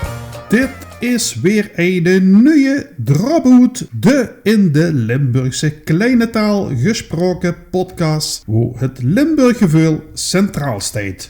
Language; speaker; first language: Dutch; native; Dutch